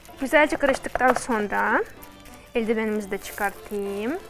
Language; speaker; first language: Turkish; non-native, fluent; Russian